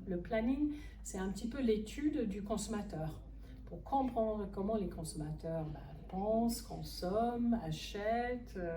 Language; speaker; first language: French; non-native, fluent; English